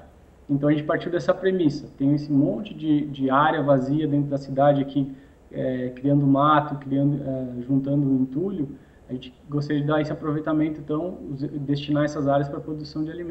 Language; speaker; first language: Portuguese; native; Portuguese